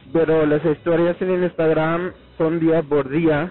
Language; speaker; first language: Spanish; non-native, fluent; Arabic